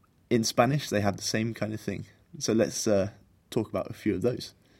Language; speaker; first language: English; native; English